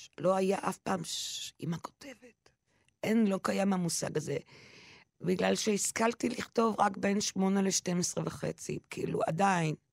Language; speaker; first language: Hebrew; non-native, local second language; French